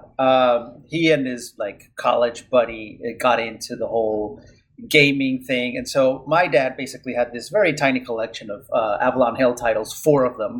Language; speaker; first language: English; non-native, fluent; Spanish